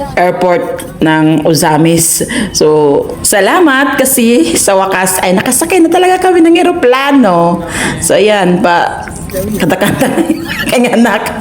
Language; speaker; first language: Filipino; non-native, local second language; Cebuano